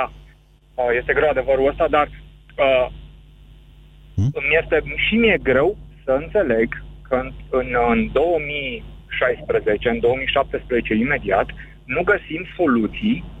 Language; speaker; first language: Romanian; native; Romanian